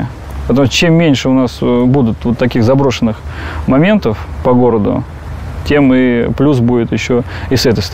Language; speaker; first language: Russian; native; Russian